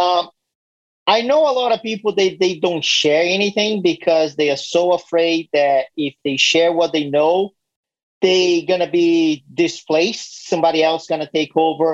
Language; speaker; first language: English; non-native, fluent; Portuguese